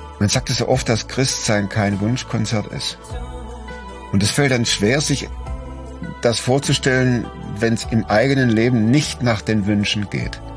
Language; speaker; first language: German; native; German